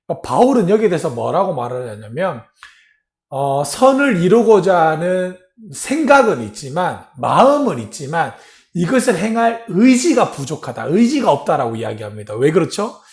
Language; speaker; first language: Korean; native; Korean